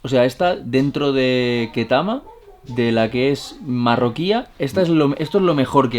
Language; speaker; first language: Spanish; native; Spanish